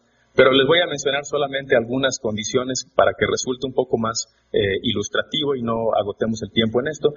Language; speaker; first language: Spanish; native; Spanish